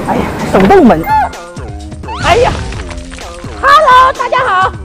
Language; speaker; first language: Chinese; non-native, local second language; Cantonese